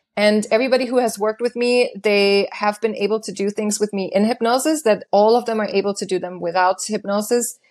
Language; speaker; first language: English; non-native, fluent; German